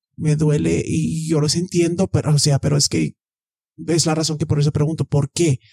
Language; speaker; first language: Spanish; early bilingual, heritage; Spanish